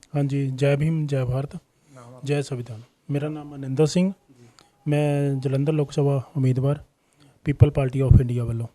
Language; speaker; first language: Hindi; non-native, local second language; Punjabi